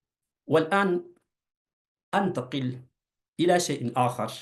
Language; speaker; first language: Arabic; non-native, fluent; Urdu